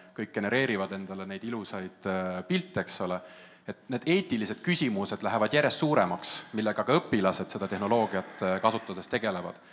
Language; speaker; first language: Estonian; native; Estonian